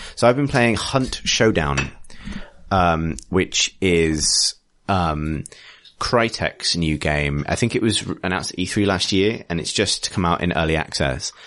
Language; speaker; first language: English; native; English